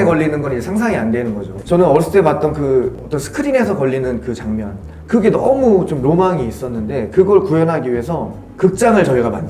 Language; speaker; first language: Korean; native; Korean